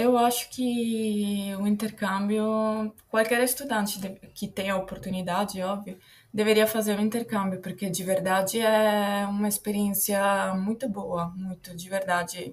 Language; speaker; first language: Portuguese; non-native, fluent; Italian